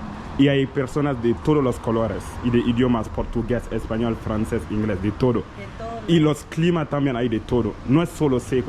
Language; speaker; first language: Spanish; non-native, local second language; French